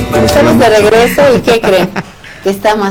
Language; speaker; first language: Spanish; native; Spanish